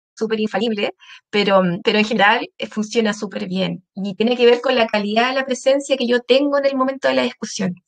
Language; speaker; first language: Spanish; native; Spanish